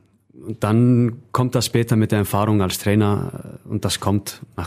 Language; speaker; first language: German; non-native, fluent; Icelandic